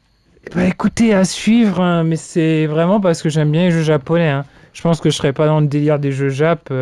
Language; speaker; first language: French; native; French